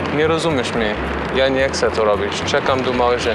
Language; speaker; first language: Polish; non-native, learner; English